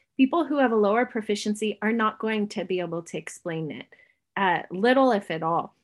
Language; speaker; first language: English; native; English